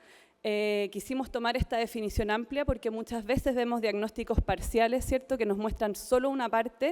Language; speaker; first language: Spanish; native; Spanish